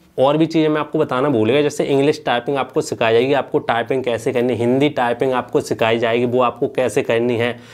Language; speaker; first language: Hindi; native; Hindi